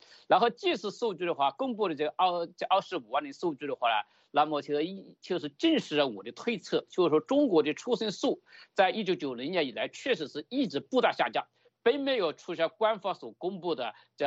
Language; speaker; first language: Chinese; native; Chinese